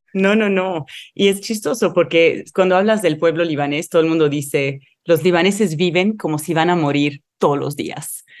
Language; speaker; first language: Spanish; non-native, fluent; Arabic